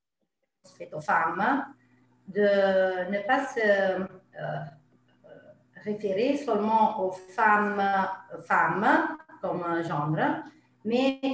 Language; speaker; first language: French; non-native, fluent; Italian